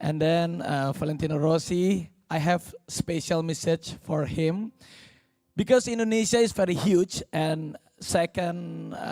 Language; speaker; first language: English; non-native, learner; Indonesian